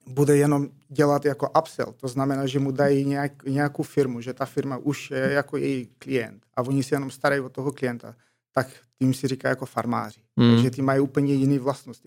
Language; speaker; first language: Czech; non-native, fluent; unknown